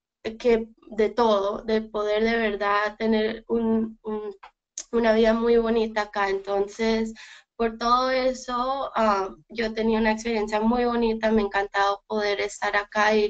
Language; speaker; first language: Spanish; early bilingual, heritage; Spanish